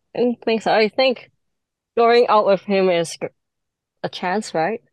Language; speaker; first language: English; non-native, local second language; Cantonese